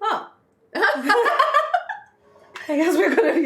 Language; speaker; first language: English; native; English